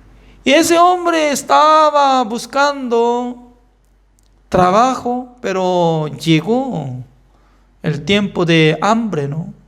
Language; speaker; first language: Spanish; non-native, fluent; Korean